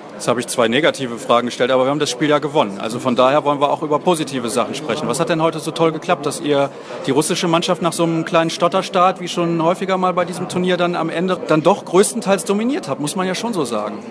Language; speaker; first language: German; native; German